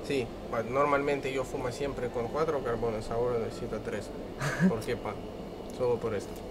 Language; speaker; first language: Spanish; non-native, learner; Russian